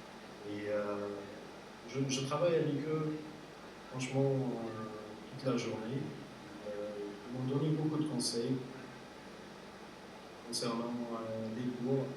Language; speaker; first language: French; non-native, fluent; Arabic